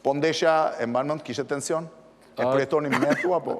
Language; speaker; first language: Albanian; native; Albanian